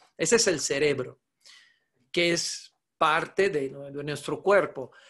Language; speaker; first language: Spanish; non-native, fluent; Italian